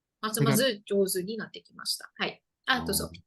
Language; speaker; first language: Japanese; non-native, fluent; Indonesian